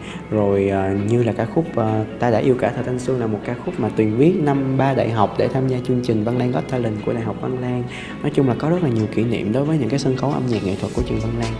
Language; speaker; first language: Vietnamese; native; Vietnamese